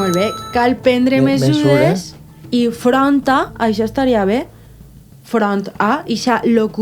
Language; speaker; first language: Catalan; native; Catalan